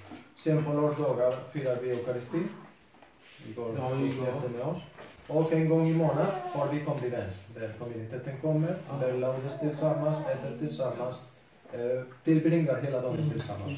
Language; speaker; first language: Swedish; non-native, fluent; Spanish